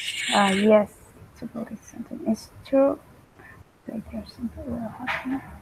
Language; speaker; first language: English; non-native, learner; Spanish